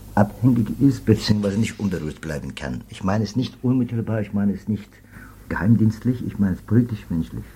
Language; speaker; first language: German; non-native, fluent; Persian